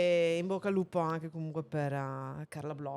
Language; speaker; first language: Italian; native; Italian